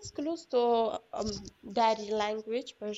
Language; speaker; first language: English; non-native, learner; Persian